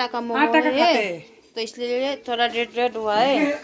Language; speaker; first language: Hindi; non-native, local second language; Nepali